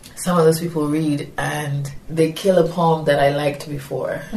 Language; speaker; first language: English; non-native, local second language; Yoruba